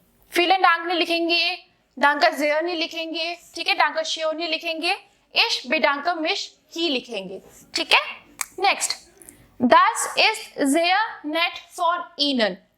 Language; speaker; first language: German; non-native, fluent; Hindi